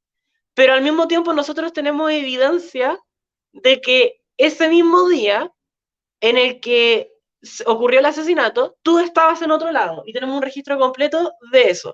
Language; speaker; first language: Spanish; native; Spanish